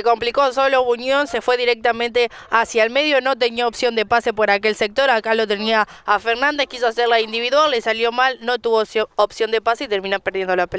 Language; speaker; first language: Spanish; native; Spanish